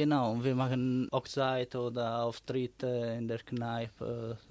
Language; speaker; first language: German; non-native, learner; Italian